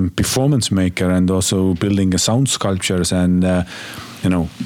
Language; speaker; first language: English; non-native, fluent; Estonian